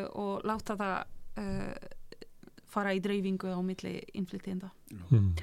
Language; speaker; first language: Icelandic; non-native, fluent; Polish